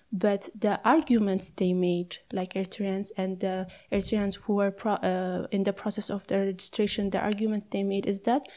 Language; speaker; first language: English; non-native, fluent; Amharic